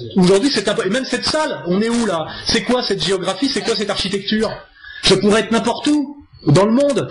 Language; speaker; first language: French; native; French